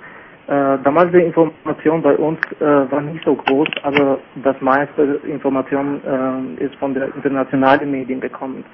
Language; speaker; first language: German; non-native, fluent; Albanian